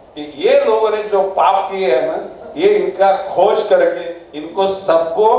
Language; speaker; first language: Hindi; non-native, local second language; Marathi